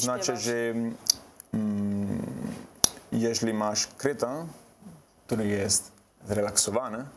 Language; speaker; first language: Polish; non-native, learner; Italian